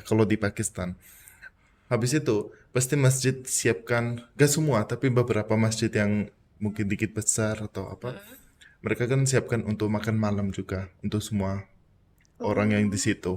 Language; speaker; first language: Indonesian; non-native, fluent; Punjabi